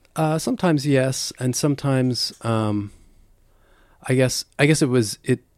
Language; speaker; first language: English; native; English